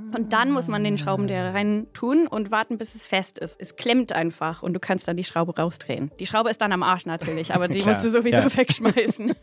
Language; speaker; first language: German; non-native, fluent; English